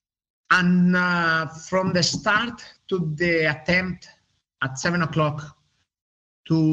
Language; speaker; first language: English; non-native, learner; Spanish